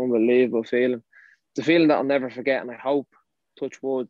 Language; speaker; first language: English; native; English